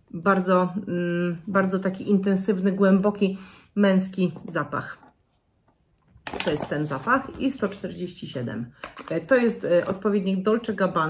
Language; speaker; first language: Polish; native; Polish